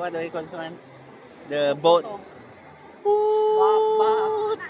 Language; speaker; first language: English; non-native, learner; Filipino